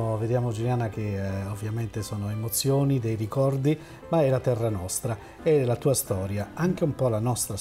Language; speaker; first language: Italian; native; Italian